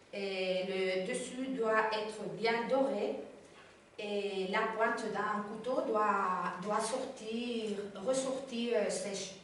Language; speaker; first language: French; non-native, learner; Spanish